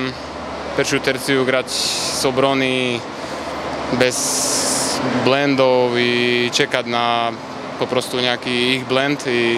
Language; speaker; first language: Polish; non-native, learner; Czech